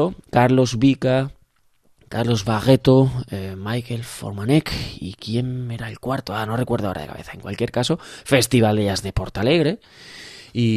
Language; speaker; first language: Spanish; native; Spanish